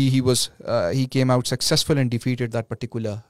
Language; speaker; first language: English; non-native, local second language; Pashto